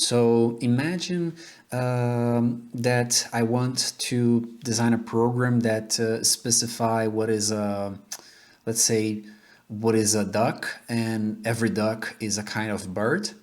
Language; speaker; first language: English; non-native, fluent; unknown